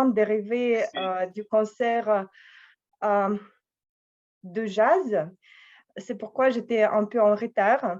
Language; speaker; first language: French; non-native, fluent; Russian